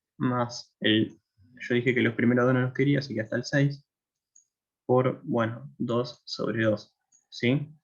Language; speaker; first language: Spanish; native; Spanish